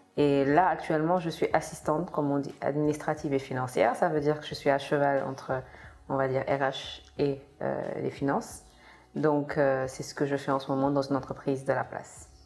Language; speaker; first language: French; non-native, local second language; Kabuverdianu